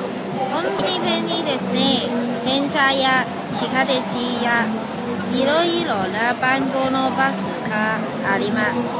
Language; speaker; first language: Japanese; non-native, learner; Cantonese